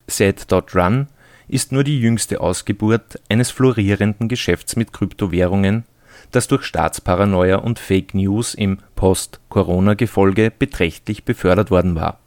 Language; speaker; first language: German; native; German